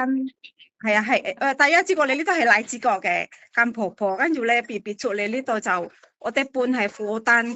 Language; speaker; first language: Cantonese; non-native, fluent; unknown